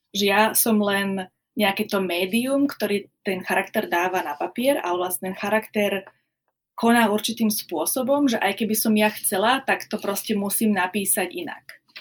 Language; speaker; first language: Slovak; native; Slovak